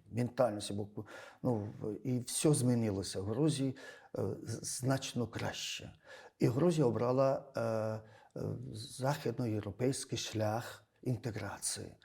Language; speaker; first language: Ukrainian; non-native, fluent; Georgian